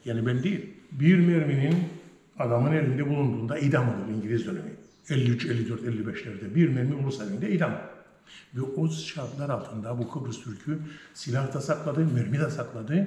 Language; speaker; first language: Turkish; native; Turkish